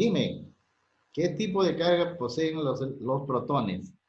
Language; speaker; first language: Spanish; native; Spanish